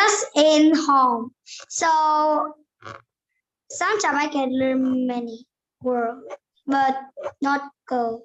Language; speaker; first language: English; non-native, learner; Vietnamese